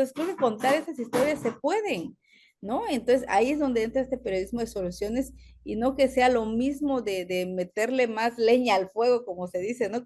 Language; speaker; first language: Spanish; native; Spanish